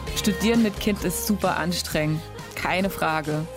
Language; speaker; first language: German; native; German